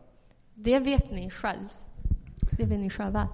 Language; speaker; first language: Swedish; non-native, fluent; Chinese